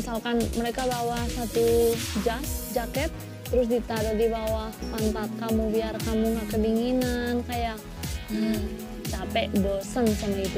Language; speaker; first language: Indonesian; non-native, fluent; Spanish